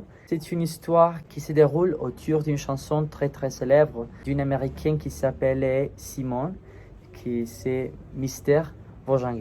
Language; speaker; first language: French; non-native, learner; Spanish